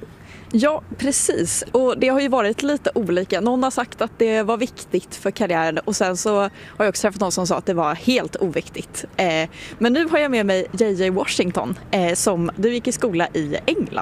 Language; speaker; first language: Swedish; native; Swedish